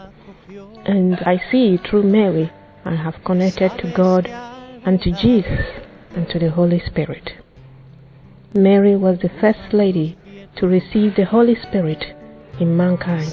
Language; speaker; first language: English; non-native, local second language; Igbo